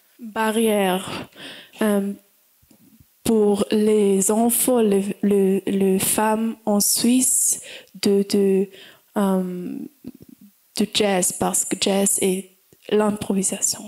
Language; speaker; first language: French; non-native, learner; German